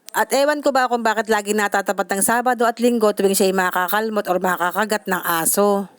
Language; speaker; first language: Filipino; native; Filipino